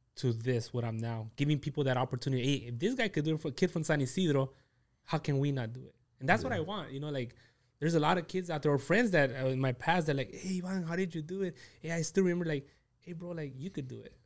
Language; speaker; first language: English; early bilingual, other home language; Spanish